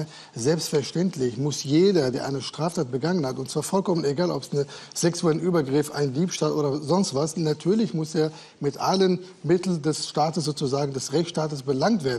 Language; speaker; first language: German; native; German